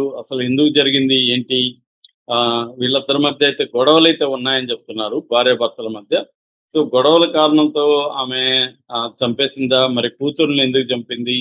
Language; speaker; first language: Telugu; native; Telugu